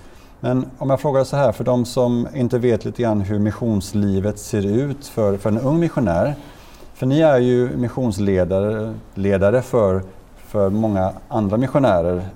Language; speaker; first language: Swedish; native; Swedish